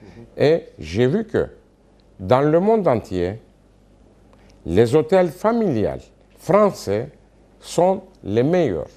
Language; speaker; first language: French; non-native, fluent; Turkish